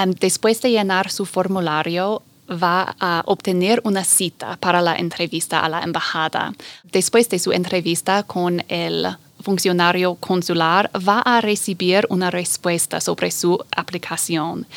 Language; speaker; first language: Spanish; non-native, fluent; English